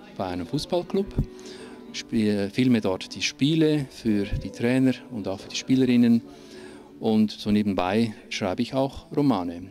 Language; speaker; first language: German; non-native, local second language; Italian